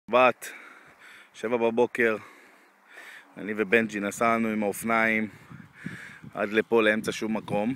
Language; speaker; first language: Hebrew; native; Hebrew